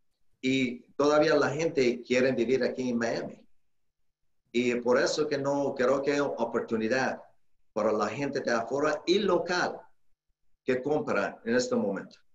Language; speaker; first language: Spanish; non-native, learner; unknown